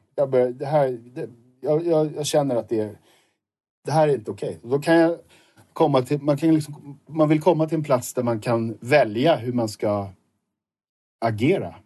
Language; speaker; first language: Swedish; native; Swedish